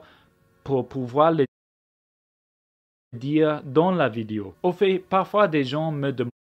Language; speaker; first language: French; non-native, learner; English